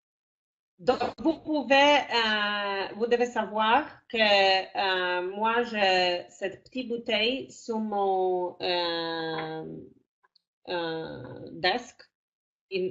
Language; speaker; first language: French; non-native, fluent; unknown